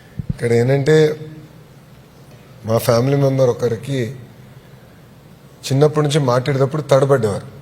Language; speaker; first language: Telugu; native; Telugu